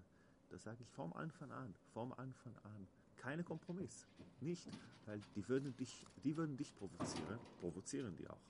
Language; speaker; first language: German; non-native, learner; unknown